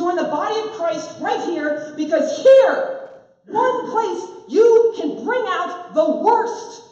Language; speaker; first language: English; native; English